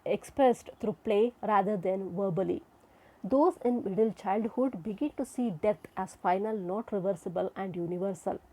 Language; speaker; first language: English; non-native, local second language; Kannada